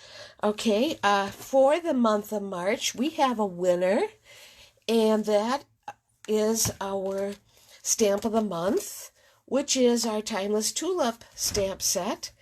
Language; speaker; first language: English; native; English